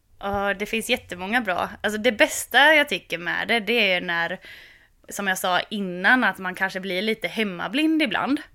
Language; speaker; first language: Swedish; native; Swedish